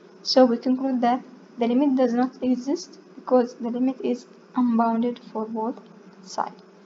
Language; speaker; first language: English; non-native, fluent; Arabic